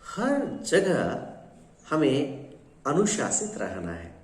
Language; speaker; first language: Hindi; non-native, local second language; Kannada